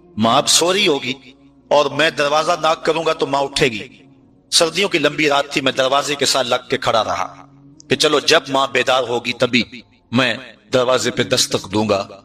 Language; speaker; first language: Urdu; non-native, local second language; Punjabi